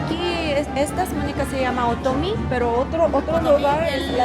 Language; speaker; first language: Spanish; non-native, learner; Korean